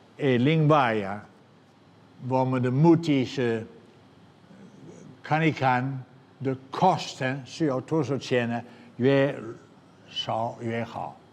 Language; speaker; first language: Chinese; non-native, fluent; Dutch